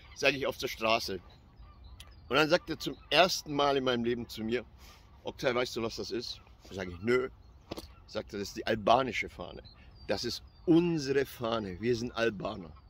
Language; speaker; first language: German; early bilingual, other home language; Albanian